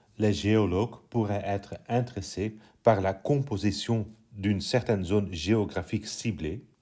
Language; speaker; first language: French; non-native, local second language; Dutch